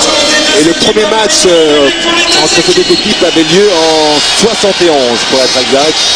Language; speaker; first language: French; native; French